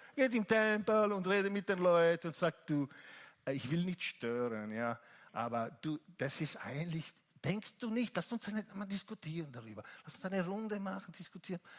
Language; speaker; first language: German; non-native, fluent; Italian